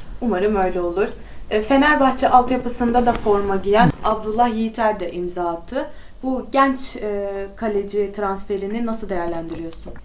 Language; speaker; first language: Turkish; native; Turkish